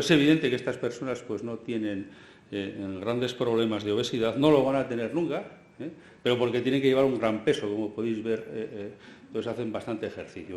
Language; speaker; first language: Spanish; native; Spanish